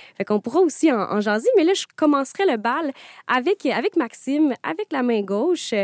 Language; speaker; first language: French; native; French